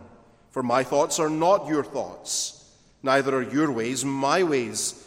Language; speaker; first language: English; native; English